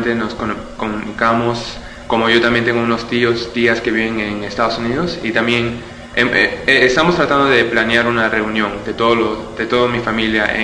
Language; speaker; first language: Spanish; early bilingual, heritage; Spanish